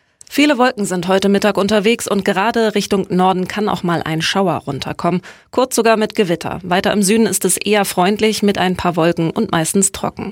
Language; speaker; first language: German; native; German